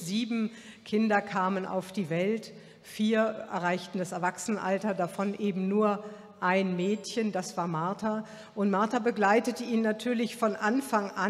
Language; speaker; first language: German; native; German